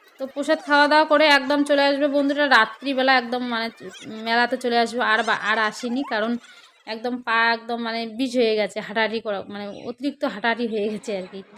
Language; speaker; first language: Bangla; non-native, local second language; Rangpuri